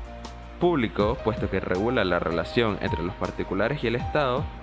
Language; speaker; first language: Spanish; native; Spanish